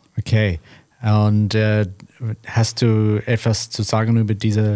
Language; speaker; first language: German; non-native, learner; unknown